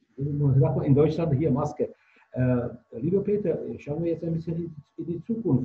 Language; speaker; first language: German; non-native, fluent; Czech